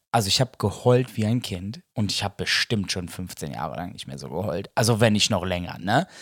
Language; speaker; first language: German; early bilingual, other home language; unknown